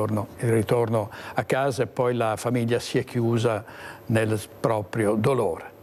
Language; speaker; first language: Italian; native; Italian